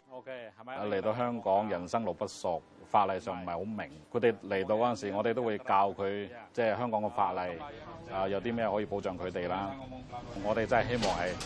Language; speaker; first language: Cantonese; native; Cantonese